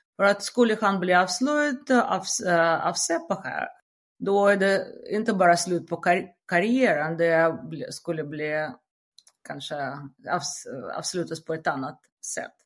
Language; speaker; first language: Swedish; non-native, fluent; Russian